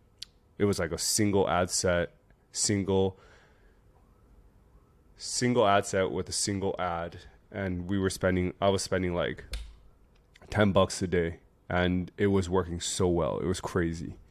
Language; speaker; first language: English; native; English